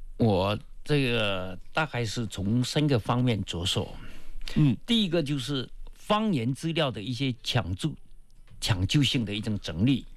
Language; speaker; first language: Chinese; non-native, local second language; Min Nan Chinese